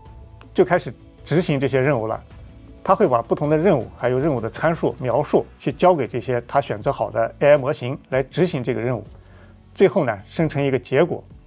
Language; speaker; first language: Chinese; native; Chinese